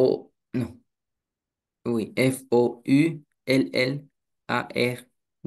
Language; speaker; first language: French; non-native, learner; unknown